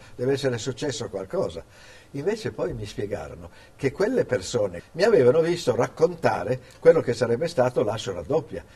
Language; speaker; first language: Italian; early bilingual, other home language; English